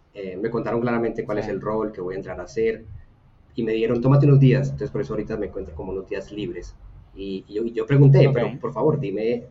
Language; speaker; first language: Spanish; native; Spanish